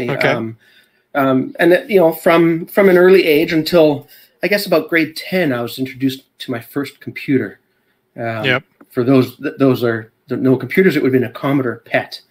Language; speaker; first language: English; native; English